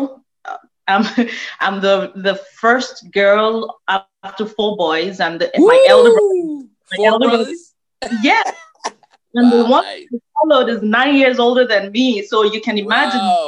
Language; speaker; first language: English; non-native, local second language; Yoruba